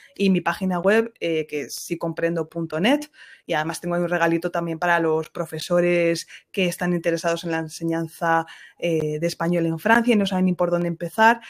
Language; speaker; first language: Spanish; native; Spanish